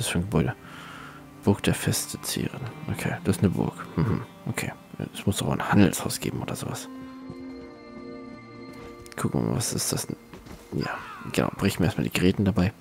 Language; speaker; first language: German; native; German